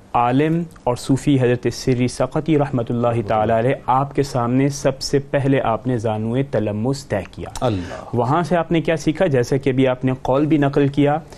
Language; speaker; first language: Urdu; native; Urdu